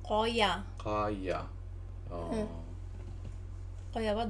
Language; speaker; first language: Japanese; non-native, learner; Tatar